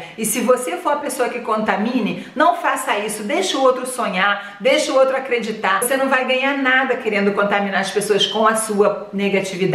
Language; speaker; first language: Portuguese; native; Portuguese